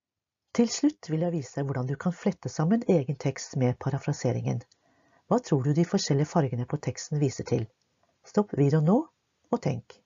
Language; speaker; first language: Norwegian; native; Norwegian